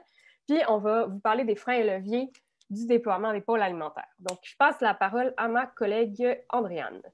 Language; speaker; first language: French; native; French